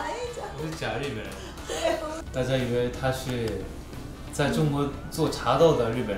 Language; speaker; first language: Chinese; non-native, fluent; Japanese